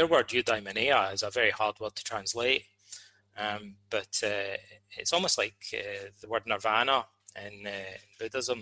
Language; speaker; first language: English; native; English